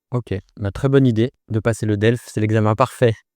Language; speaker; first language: French; native; French